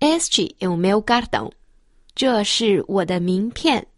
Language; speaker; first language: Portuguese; non-native, fluent; Chinese